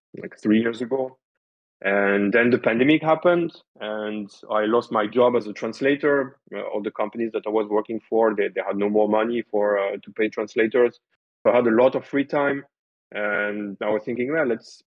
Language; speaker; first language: English; non-native, fluent; French